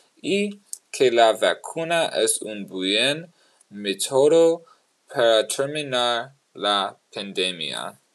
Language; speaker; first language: Spanish; non-native, learner; English